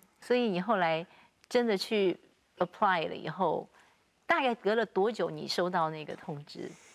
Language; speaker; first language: Chinese; native; Chinese